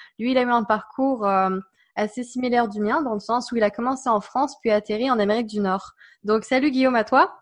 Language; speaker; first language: French; native; French